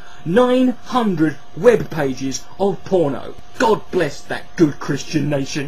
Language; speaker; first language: English; native; English